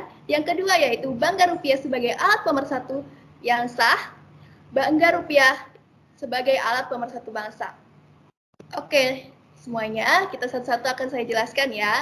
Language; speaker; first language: Indonesian; native; Indonesian